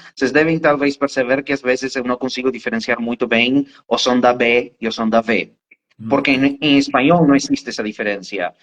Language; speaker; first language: Portuguese; non-native, fluent; Spanish